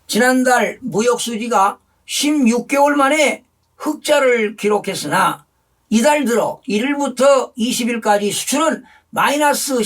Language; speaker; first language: Korean; native; Korean